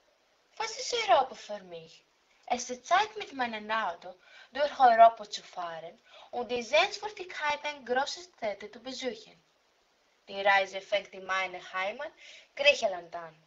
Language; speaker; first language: German; non-native, learner; Greek